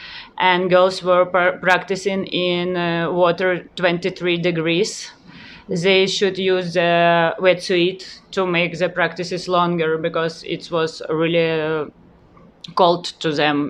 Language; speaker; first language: English; non-native, learner; Ukrainian